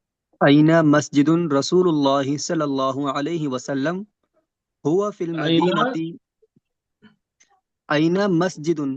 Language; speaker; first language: Arabic; non-native, learner; Urdu